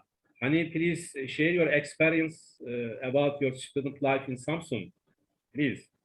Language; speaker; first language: English; non-native, learner; Turkish